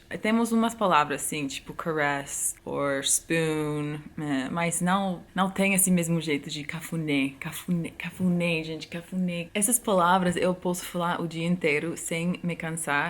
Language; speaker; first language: Portuguese; non-native, fluent; English